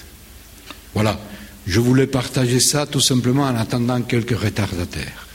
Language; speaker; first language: French; non-native, fluent; Spanish